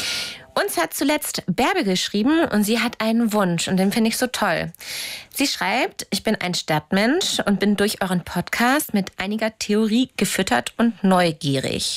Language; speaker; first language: German; native; German